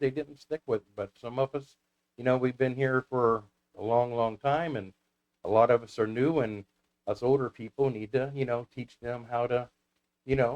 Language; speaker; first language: English; native; English